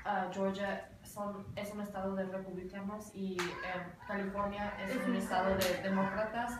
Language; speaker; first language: Spanish; early bilingual, heritage; Spanish